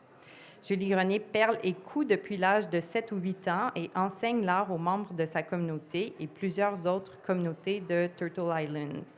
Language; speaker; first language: French; native; French